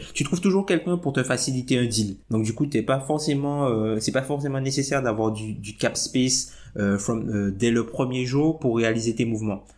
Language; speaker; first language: French; native; French